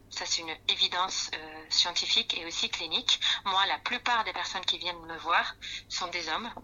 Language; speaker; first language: French; non-native, fluent; Spanish